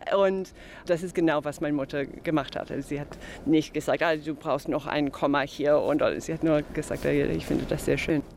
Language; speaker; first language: German; non-native, fluent; English